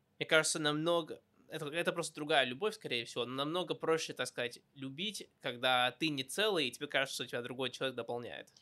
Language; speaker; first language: Russian; early bilingual, heritage; Russian